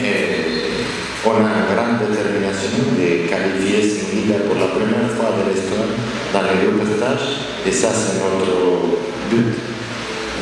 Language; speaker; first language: French; non-native, fluent; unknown